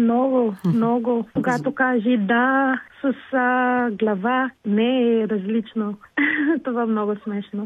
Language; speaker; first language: Bulgarian; non-native, learner; Filipino